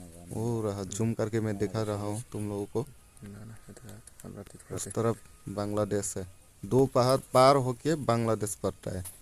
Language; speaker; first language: Hindi; non-native, local second language; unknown